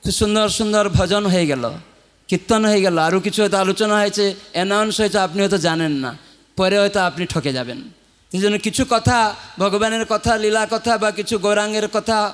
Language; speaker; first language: Bangla; non-native, fluent; Odia